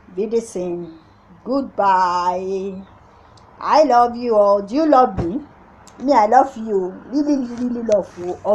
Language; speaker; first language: English; non-native, local second language; Yoruba